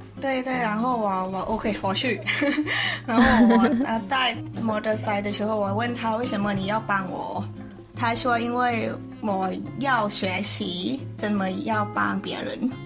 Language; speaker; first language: Chinese; non-native, learner; Thai